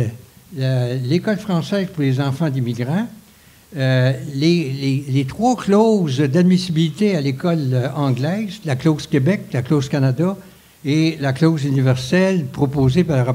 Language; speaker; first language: French; native; French